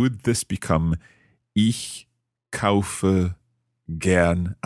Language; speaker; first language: German; non-native, learner; English